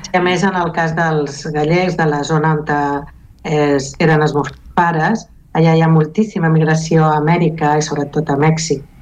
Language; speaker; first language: Catalan; non-native, local second language; Galician